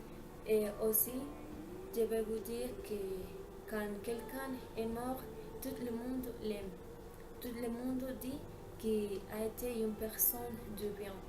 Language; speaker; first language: French; non-native, learner; Spanish